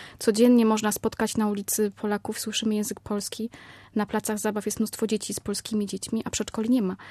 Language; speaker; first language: Polish; native; Polish